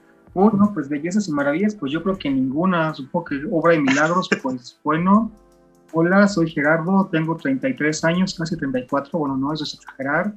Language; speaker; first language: Spanish; native; Spanish